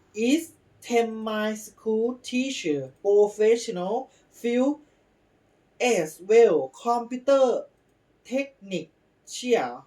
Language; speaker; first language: English; non-native, learner; Thai